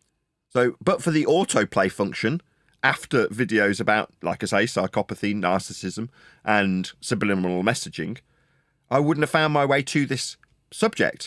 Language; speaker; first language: English; native; English